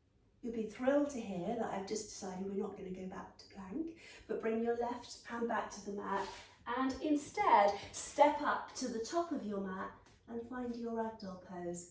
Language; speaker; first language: English; native; English